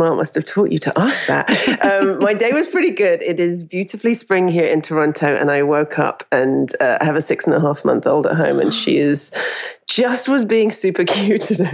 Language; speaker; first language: English; native; English